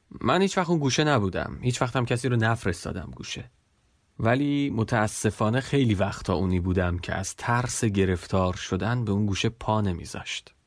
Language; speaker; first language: Persian; native; Persian